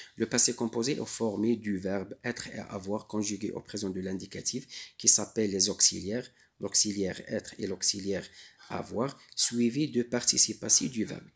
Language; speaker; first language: French; non-native, local second language; Arabic